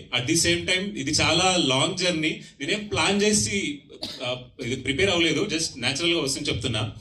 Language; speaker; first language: Telugu; native; Telugu